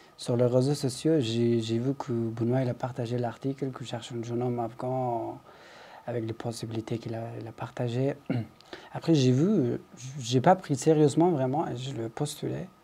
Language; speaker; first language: French; non-native, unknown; Persian